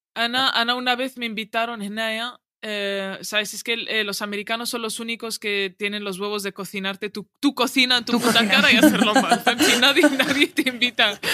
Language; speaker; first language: Spanish; early bilingual, other home language; Arabic